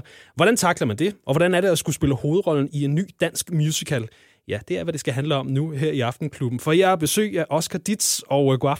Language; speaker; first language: Danish; native; Danish